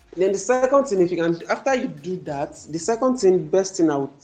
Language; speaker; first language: English; non-native, local second language; Yoruba